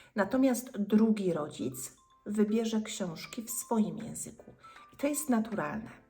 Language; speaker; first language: Polish; native; Polish